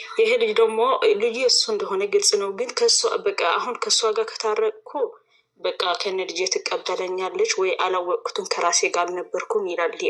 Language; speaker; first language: Amharic; early bilingual, heritage; Amharic